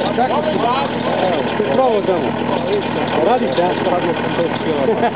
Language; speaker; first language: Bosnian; non-native, learner; Bulgarian